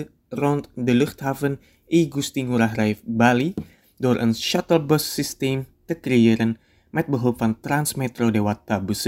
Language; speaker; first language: Dutch; non-native, fluent; Indonesian